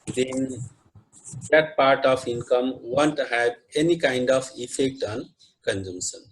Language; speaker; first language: English; non-native, local second language; Nepali